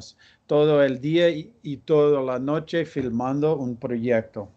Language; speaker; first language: Spanish; non-native, learner; English